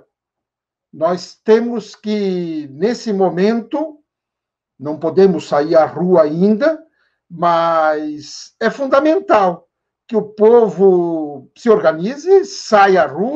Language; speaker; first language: Portuguese; native; Portuguese